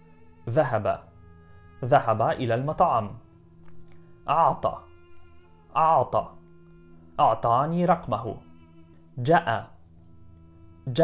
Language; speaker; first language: Arabic; non-native, fluent; Polish